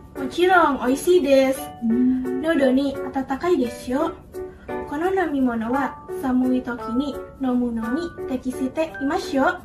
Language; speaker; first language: Japanese; non-native, learner; Indonesian